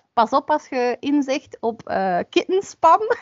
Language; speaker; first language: Dutch; native; Dutch